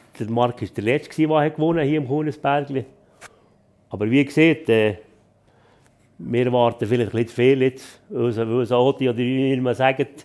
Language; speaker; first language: German; native; German